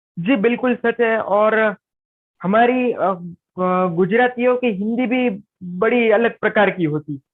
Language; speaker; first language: Hindi; non-native, local second language; Gujarati